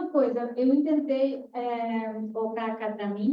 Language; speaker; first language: Portuguese; non-native, fluent; Spanish